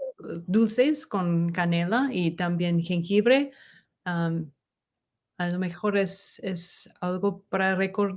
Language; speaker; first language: Spanish; non-native, learner; English